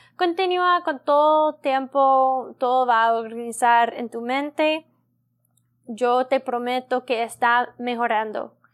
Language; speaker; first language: Spanish; non-native, learner; English